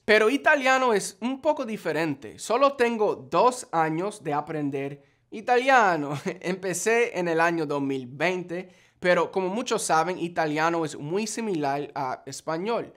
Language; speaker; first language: Spanish; non-native, fluent; English